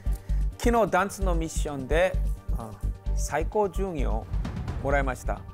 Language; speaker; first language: Japanese; non-native, fluent; Korean